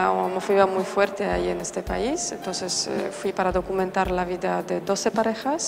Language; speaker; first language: Spanish; non-native, fluent; Polish